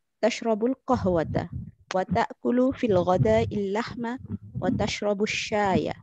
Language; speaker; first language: Arabic; non-native, learner; Bangla